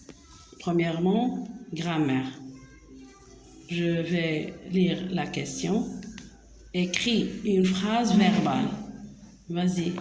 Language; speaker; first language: French; non-native, local second language; Arabic